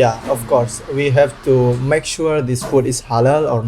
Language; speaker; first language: English; non-native, learner; Indonesian